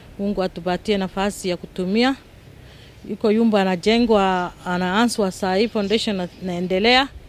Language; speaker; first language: Swahili; non-native, local second language; Somali